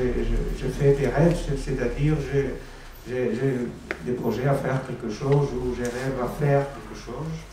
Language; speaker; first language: French; non-native, fluent; Greek